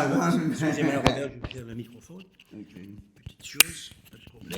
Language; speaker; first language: French; non-native, learner; English